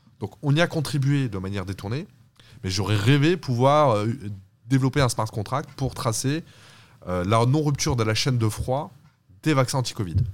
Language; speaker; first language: French; early bilingual, other home language; Turkish